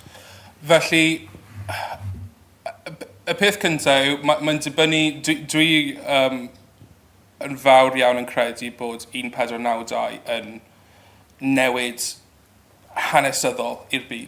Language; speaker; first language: Welsh; native; Welsh